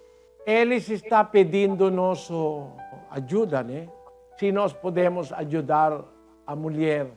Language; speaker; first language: Portuguese; non-native, learner; Filipino